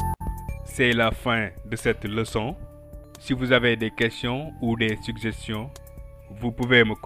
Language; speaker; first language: French; non-native, local second language; Wolof